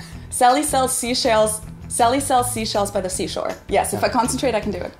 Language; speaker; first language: English; non-native, fluent; German